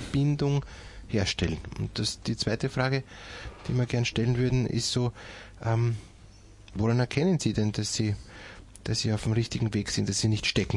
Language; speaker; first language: German; native; German